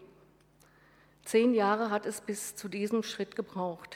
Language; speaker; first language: German; native; German